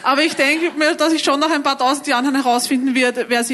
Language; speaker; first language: German; native; German